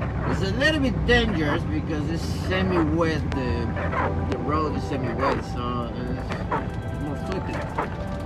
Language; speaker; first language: English; non-native, fluent; Spanish